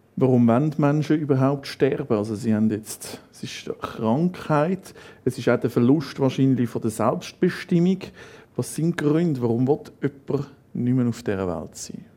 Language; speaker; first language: German; native; German